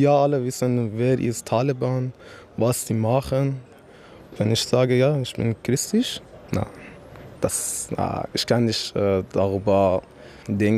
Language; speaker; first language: German; non-native, learner; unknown